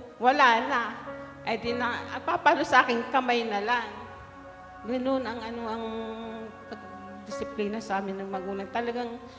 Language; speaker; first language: Filipino; non-native, local second language; Bikol